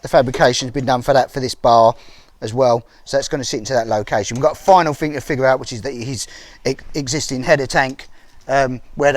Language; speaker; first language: English; native; English